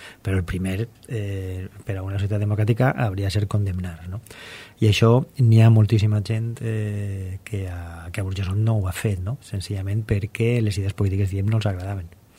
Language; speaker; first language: Catalan; non-native, local second language; Spanish